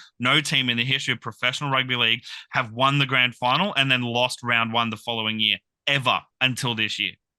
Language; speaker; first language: English; native; English